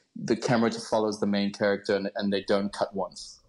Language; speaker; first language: English; native; English